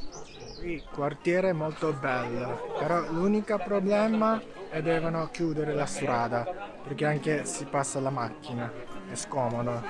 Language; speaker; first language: Italian; non-native, learner; Japanese